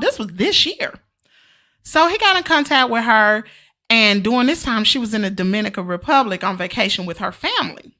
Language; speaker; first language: English; native; English